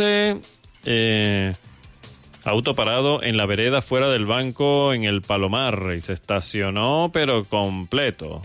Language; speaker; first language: Spanish; native; Spanish